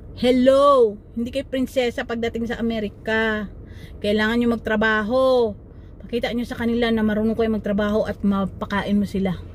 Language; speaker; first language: Filipino; non-native, local second language; Cebuano